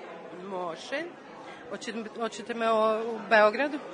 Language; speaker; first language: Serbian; non-native, learner; Swedish